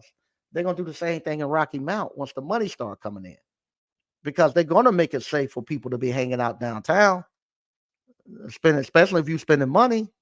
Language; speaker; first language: English; native; English